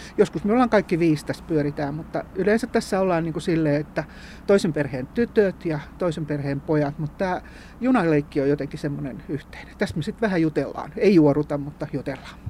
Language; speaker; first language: Finnish; native; Finnish